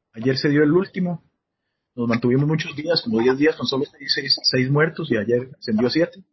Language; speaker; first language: Spanish; native; Spanish